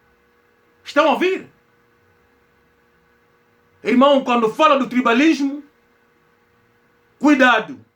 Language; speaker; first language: Portuguese; non-native, local second language; Kongo